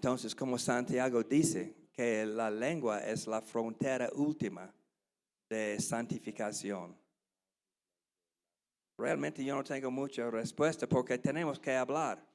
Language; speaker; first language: Spanish; non-native, learner; English